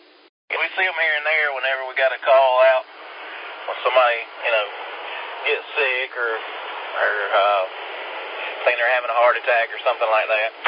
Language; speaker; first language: English; native; English